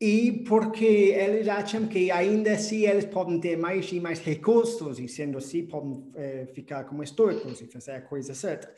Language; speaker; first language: Portuguese; non-native, fluent; English